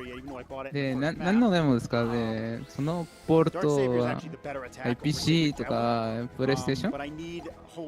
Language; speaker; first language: Japanese; non-native, learner; Spanish